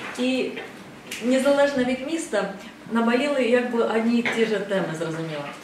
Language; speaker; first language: Ukrainian; non-native, fluent; Estonian